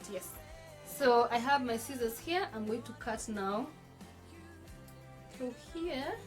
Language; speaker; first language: English; non-native, local second language; Swahili